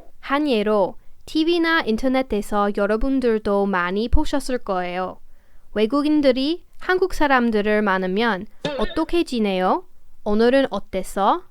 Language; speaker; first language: Korean; non-native, fluent; English